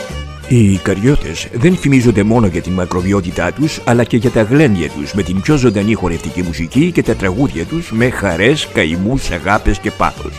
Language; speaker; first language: Greek; native; Greek